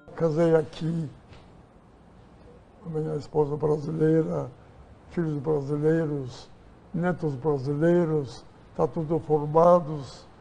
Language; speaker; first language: Portuguese; non-native, learner; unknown